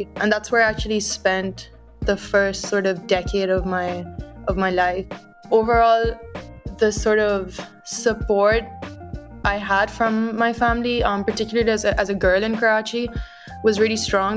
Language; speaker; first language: English; non-native, local second language; Urdu